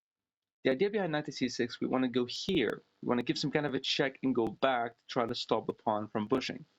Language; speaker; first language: English; non-native, fluent; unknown